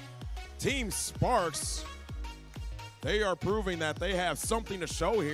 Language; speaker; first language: English; native; English